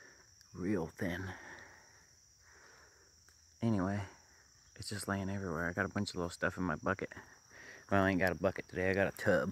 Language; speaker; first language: English; native; English